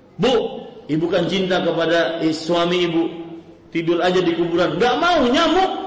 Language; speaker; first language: Indonesian; native; Indonesian